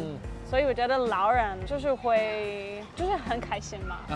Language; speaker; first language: Chinese; non-native, fluent; English